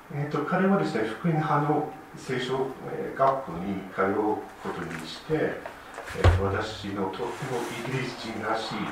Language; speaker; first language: Japanese; non-native, fluent; English